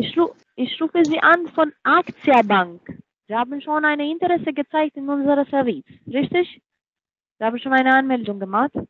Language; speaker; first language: German; non-native, fluent; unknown